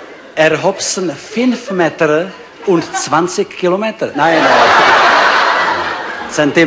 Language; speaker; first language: German; non-native, learner; Czech